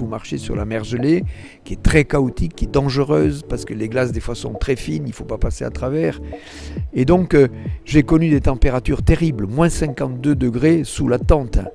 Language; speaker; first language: French; native; French